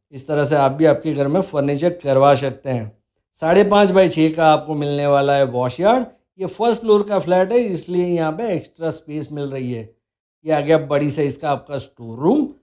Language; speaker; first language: Hindi; non-native, local second language; Gujarati